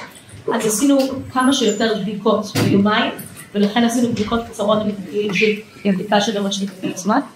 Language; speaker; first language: Hebrew; native; Hebrew